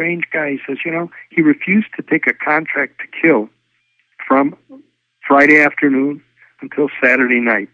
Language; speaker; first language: English; early bilingual, other home language; Yiddish